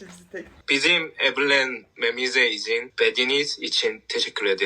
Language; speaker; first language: Turkish; non-native, learner; Korean